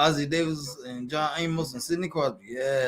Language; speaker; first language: English; native; English